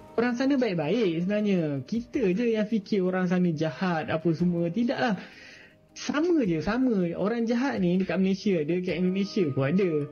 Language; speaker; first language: Malay; native; Malay